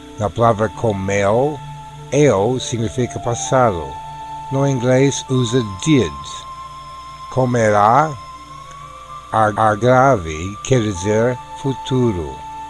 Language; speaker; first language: Portuguese; non-native, fluent; English